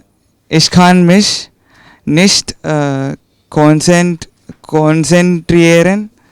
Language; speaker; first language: German; non-native, learner; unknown